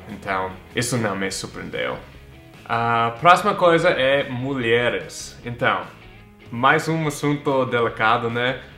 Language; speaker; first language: Portuguese; non-native, fluent; English